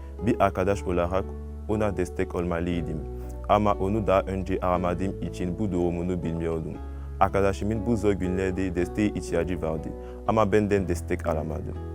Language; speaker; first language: Turkish; non-native, fluent; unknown